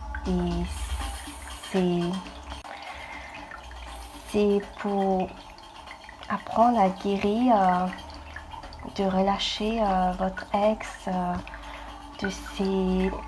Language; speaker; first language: French; non-native, fluent; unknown